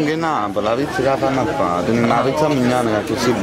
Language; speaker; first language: Italian; native; Italian